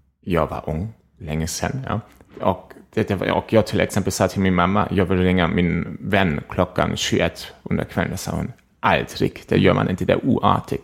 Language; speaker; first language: Swedish; non-native, fluent; German